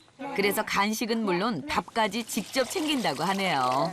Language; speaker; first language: Korean; native; Korean